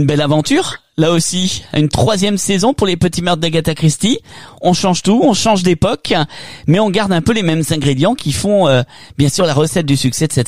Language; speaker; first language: French; native; French